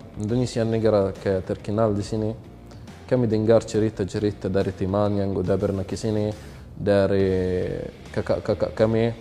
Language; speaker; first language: Indonesian; non-native, fluent; Arabic